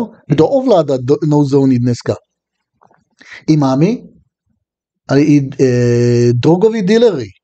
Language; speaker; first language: Czech; non-native, fluent; Hebrew